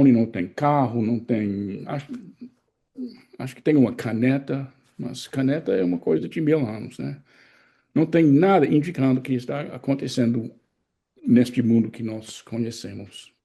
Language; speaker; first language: Portuguese; non-native, fluent; English